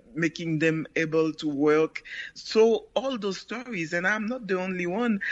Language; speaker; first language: English; non-native, learner; Haitian Creole